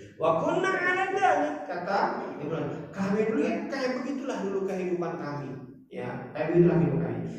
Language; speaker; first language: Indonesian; non-native, local second language; Batak Toba